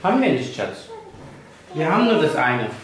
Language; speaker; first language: German; native; German